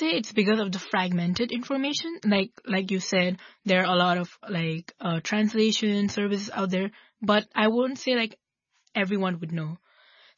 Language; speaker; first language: English; non-native, local second language; Nepali